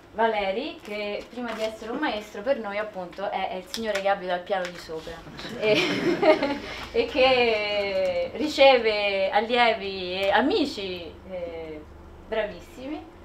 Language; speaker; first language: Italian; native; Italian